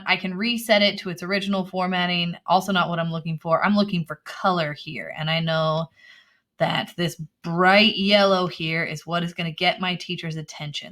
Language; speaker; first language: English; native; English